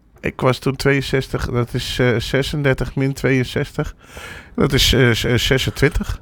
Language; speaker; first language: Dutch; native; Dutch